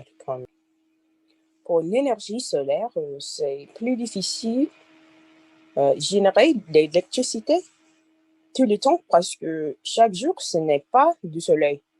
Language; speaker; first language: French; non-native, learner; English